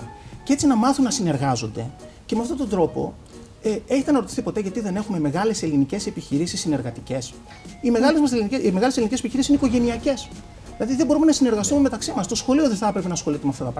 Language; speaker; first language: Greek; native; Greek